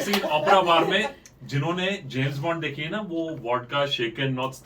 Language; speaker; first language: Hindi; native; Hindi